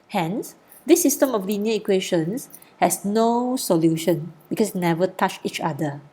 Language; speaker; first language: English; non-native, local second language; Malay